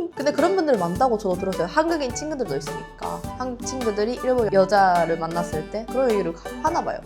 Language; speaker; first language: Korean; non-native, fluent; Japanese